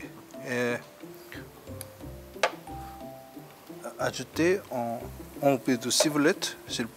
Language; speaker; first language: French; non-native, fluent; Korean